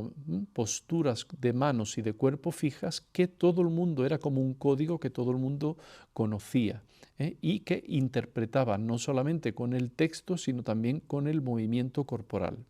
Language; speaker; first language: Spanish; native; Spanish